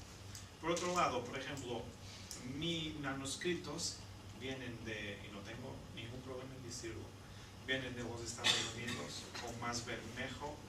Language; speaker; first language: Spanish; non-native, fluent; Portuguese